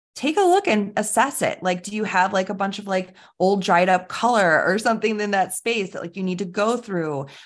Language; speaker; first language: English; native; English